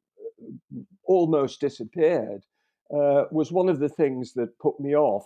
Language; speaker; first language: English; native; English